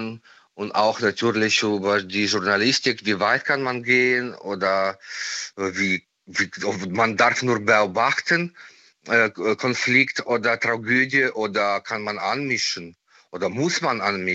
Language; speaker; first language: German; non-native, fluent; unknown